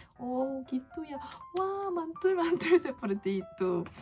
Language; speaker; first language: Indonesian; non-native, learner; Korean